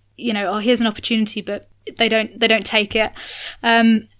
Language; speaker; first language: English; native; English